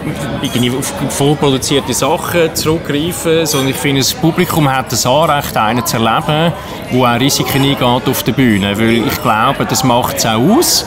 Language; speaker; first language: German; native; German